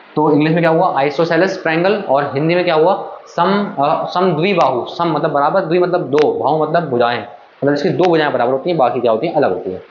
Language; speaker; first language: Hindi; native; Hindi